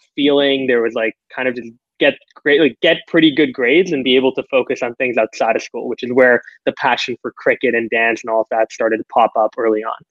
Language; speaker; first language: English; early bilingual, other home language; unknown